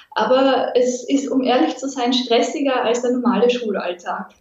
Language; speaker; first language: German; native; German